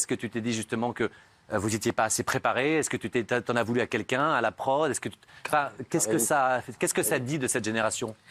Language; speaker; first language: French; native; French